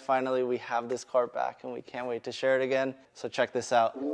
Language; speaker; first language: English; native; English